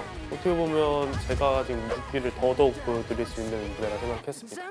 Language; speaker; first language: Korean; native; Korean